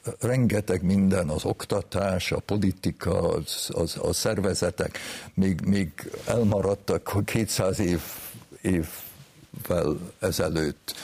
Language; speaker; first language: Hungarian; early bilingual, heritage; Hungarian